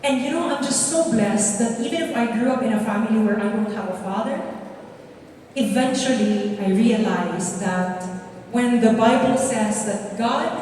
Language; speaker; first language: English; non-native, local second language; Filipino